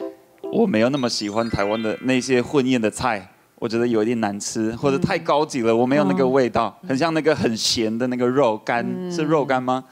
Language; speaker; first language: Chinese; non-native, fluent; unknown